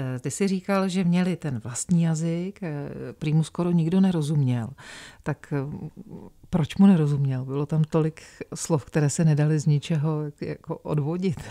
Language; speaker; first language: Czech; native; Czech